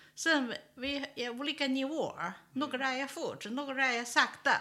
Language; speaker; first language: Swedish; non-native, learner; Chinese